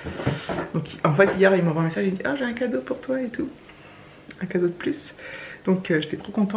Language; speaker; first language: French; native; French